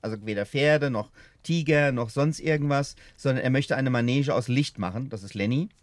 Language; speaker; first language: German; native; German